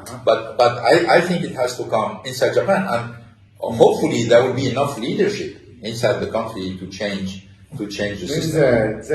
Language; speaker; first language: English; non-native, fluent; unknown